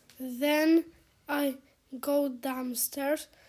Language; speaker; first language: English; non-native, learner; Polish